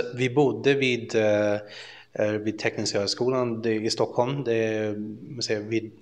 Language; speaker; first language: Swedish; early bilingual, other home language; Filipino